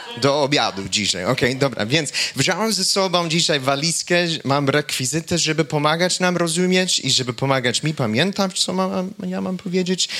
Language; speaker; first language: Polish; non-native, fluent; English